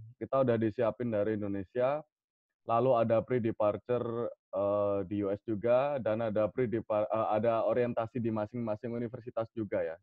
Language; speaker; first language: Indonesian; native; Indonesian